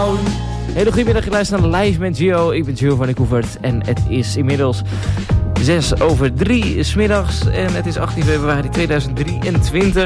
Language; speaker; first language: Dutch; native; Dutch